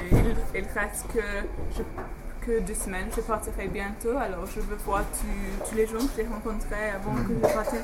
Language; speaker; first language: French; non-native, fluent; English